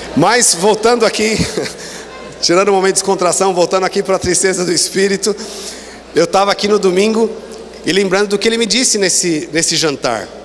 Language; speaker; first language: Portuguese; native; Portuguese